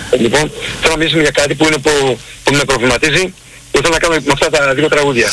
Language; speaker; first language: Greek; early bilingual, heritage; Greek